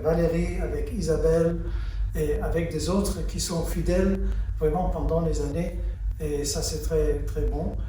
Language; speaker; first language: French; early bilingual, heritage; French